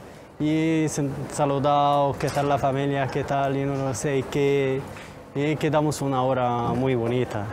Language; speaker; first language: Spanish; non-native, learner; Arabic